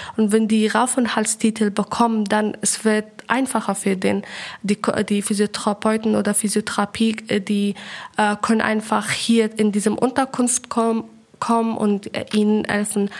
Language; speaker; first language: German; non-native, learner; Persian